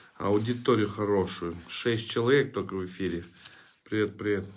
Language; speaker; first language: Russian; non-native, local second language; Kyrgyz